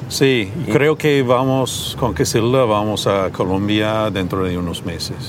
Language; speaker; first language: Spanish; non-native, fluent; English